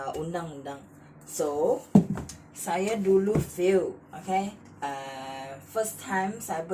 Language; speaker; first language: Malay; non-native, local second language; Chinese